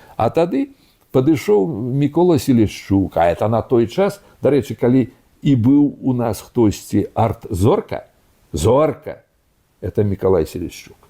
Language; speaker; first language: Belarusian; native; Belarusian